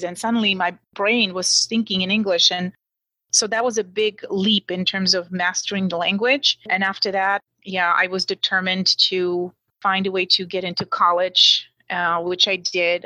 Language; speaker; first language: English; non-native, fluent; Slovak